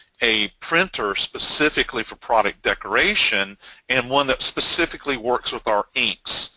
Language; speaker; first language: English; native; English